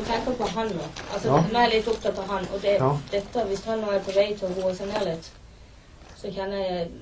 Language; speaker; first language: Norwegian; native; Norwegian